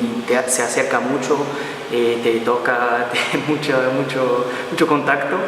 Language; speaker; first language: Spanish; non-native, learner; Portuguese